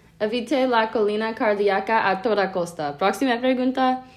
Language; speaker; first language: Spanish; non-native, learner; English